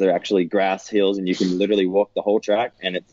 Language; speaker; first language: English; native; English